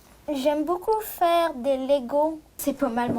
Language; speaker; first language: French; native; French